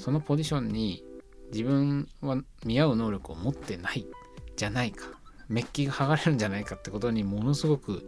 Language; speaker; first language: Japanese; native; Japanese